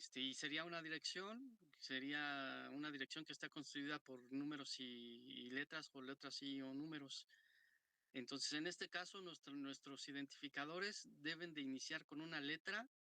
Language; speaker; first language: Spanish; native; Spanish